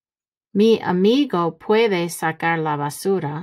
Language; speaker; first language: Spanish; non-native, fluent; English